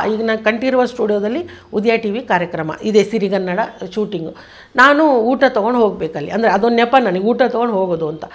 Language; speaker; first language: Kannada; native; Kannada